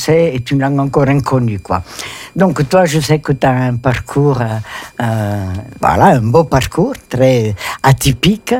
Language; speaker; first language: French; native; French